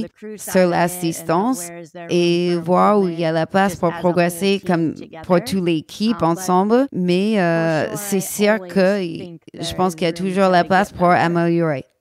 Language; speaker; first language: French; non-native, learner; English